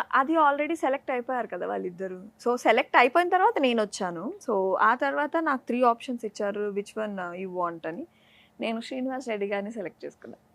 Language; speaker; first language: Telugu; native; Telugu